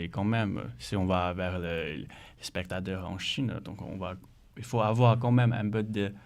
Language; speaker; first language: French; non-native, learner; Chinese